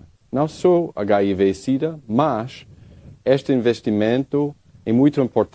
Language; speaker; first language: Portuguese; non-native, learner; English